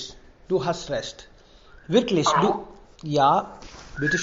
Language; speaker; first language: German; non-native, fluent; Marwari